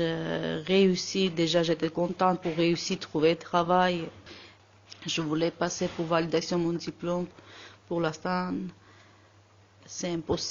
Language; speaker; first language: French; non-native, learner; Armenian